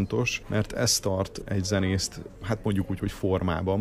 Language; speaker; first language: Hungarian; native; Hungarian